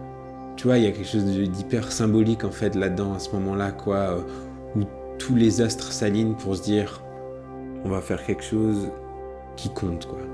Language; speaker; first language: French; native; French